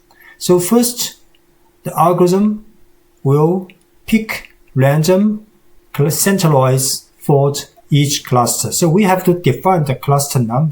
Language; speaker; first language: English; non-native, fluent; Chinese